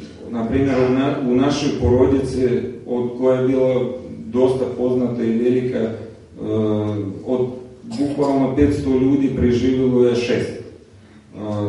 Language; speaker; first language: Serbian; non-native, fluent; Russian